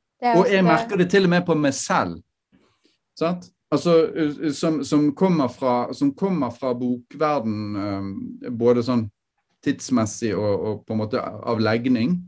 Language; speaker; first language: Norwegian; native; Norwegian